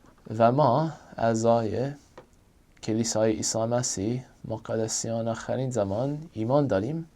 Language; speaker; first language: Persian; non-native, fluent; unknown